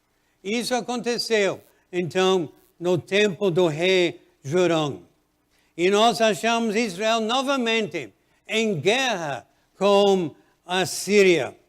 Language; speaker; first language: Portuguese; non-native, fluent; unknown